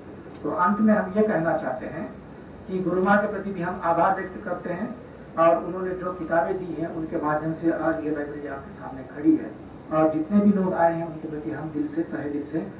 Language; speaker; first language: Hindi; native; Hindi